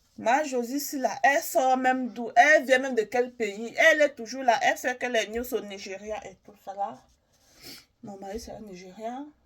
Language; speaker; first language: French; native; French